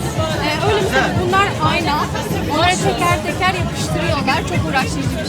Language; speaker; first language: Turkish; early bilingual, other home language; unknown